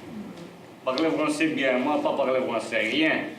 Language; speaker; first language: French; non-native, learner; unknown